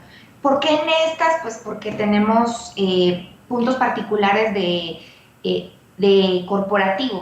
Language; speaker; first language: Spanish; native; Spanish